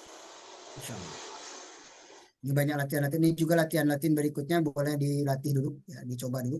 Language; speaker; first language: Indonesian; native; Indonesian